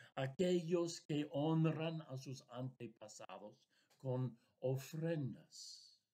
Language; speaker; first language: Spanish; non-native, fluent; English